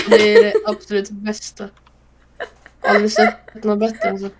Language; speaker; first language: Swedish; native; Swedish